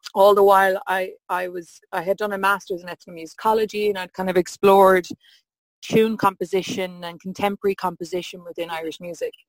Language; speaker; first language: English; native; English